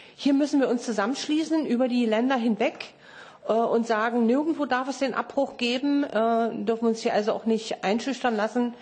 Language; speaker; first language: German; native; German